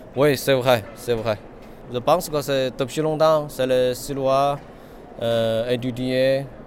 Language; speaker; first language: French; non-native, learner; Chinese